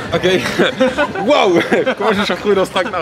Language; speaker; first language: Chinese; non-native, learner; French